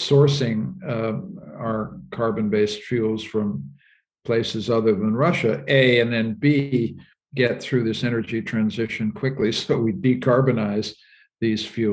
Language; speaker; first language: English; native; English